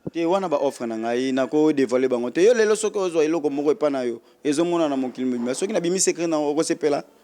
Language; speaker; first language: Lingala; non-native, local second language; Kongo